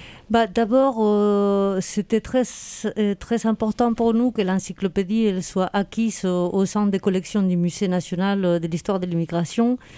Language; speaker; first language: French; non-native, fluent; Spanish